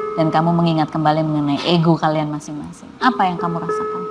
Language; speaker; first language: Indonesian; native; Indonesian